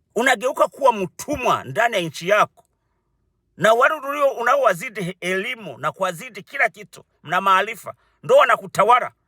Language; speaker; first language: Swahili; non-native, local second language; Rundi